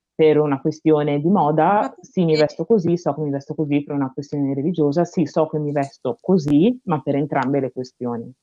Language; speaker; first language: Italian; early bilingual, other home language; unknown